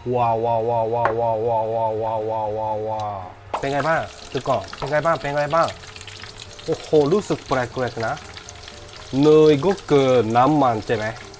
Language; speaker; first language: Thai; non-native, learner; Japanese